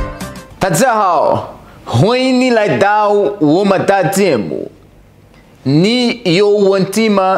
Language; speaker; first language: Chinese; non-native, learner; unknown